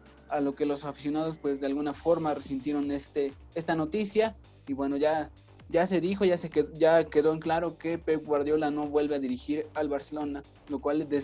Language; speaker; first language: Spanish; native; Spanish